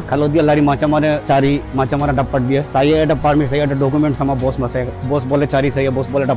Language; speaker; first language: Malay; non-native, learner; Bangla